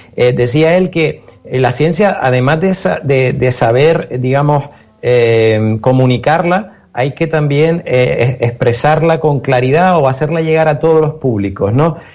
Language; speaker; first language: Spanish; native; Spanish